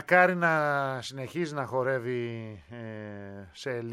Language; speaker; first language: Greek; native; Greek